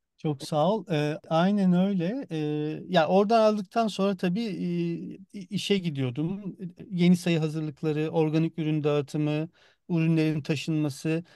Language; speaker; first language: Turkish; native; Turkish